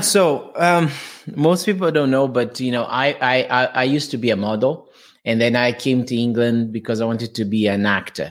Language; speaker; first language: English; non-native, fluent; Portuguese